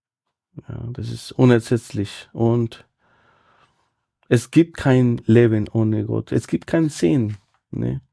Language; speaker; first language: German; non-native, fluent; Spanish